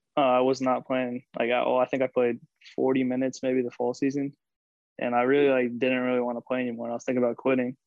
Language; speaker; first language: English; native; English